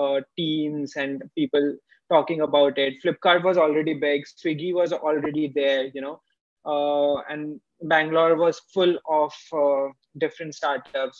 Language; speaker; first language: English; non-native, local second language; Hindi